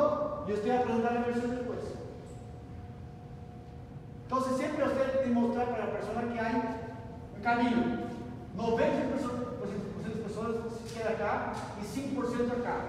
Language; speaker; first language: Spanish; non-native, learner; Portuguese